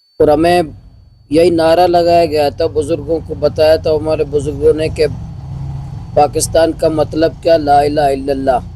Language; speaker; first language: Urdu; non-native, local second language; Baluchi